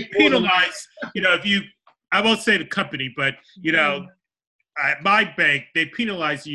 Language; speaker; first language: English; native; English